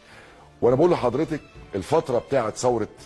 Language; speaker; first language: Arabic; native; Arabic